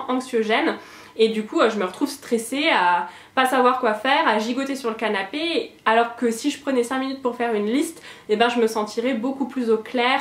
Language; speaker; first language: French; native; French